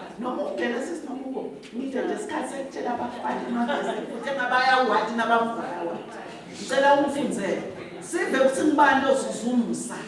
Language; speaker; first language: Zulu; non-native, local second language; Swati